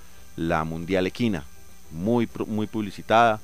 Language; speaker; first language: Spanish; native; Spanish